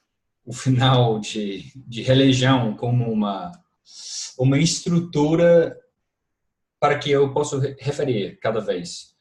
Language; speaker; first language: Portuguese; non-native, fluent; English